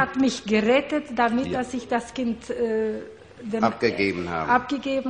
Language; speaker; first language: German; non-native, learner; Hungarian